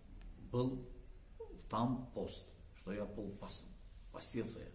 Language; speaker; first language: Russian; non-native, learner; Azerbaijani